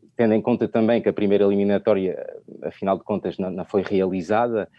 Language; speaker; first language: Portuguese; non-native, fluent; French